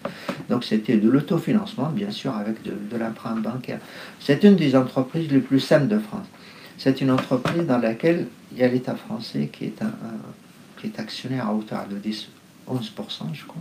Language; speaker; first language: French; non-native, fluent; Arabic